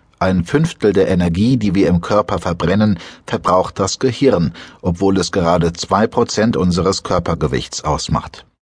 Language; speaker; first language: German; native; German